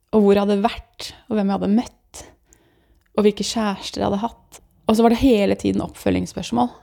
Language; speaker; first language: Norwegian; native; Norwegian